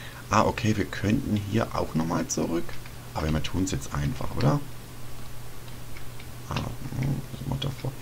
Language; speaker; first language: German; native; German